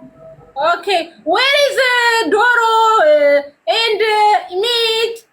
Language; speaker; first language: English; non-native, learner; Amharic